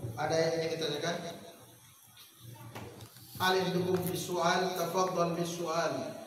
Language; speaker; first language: Indonesian; non-native, local second language; Achinese